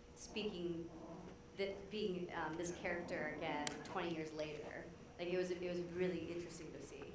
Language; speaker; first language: English; native; English